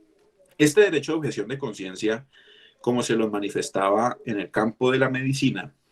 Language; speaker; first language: Spanish; native; Spanish